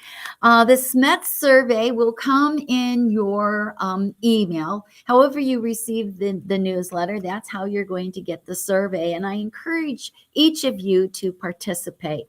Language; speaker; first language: English; native; English